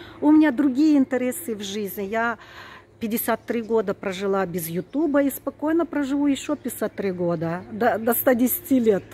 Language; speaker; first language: Russian; native; Russian